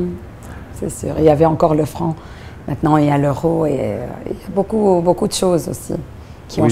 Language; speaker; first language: French; non-native, local second language; Arabic